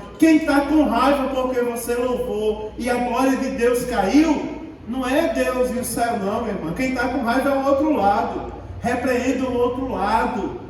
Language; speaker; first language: Portuguese; native; Portuguese